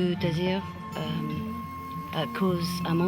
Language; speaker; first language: French; non-native, learner; English